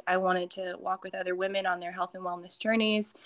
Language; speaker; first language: English; early bilingual, other home language; Hindi